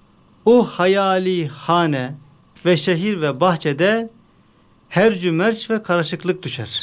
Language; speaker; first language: Turkish; native; Turkish